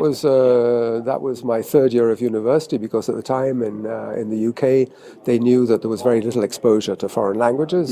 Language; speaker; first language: English; native; English